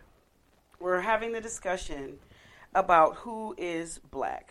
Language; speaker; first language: English; native; English